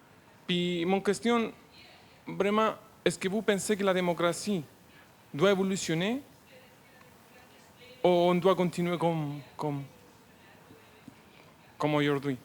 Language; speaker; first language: French; non-native, learner; Spanish